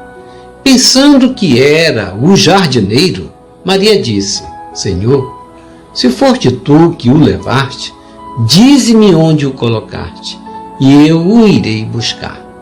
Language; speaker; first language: Portuguese; native; Portuguese